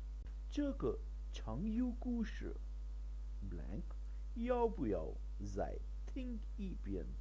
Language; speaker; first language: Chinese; non-native, learner; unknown